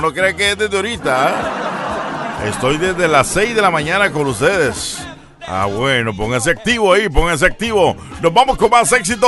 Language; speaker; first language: Spanish; native; Spanish